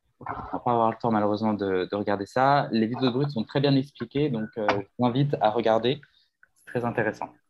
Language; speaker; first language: French; native; French